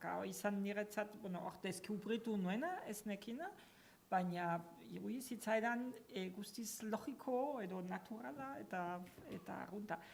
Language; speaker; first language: Basque; non-native, fluent; German